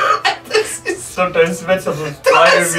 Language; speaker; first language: German; native; German